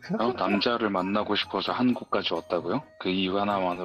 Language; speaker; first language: Korean; native; Korean